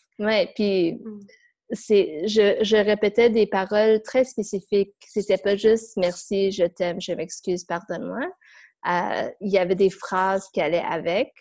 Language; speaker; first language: French; non-native, fluent; English